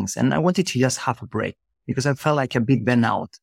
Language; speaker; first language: English; non-native, fluent; Spanish